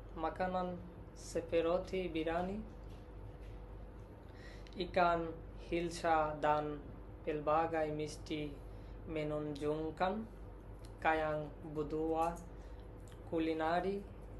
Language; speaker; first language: Indonesian; non-native, learner; Bangla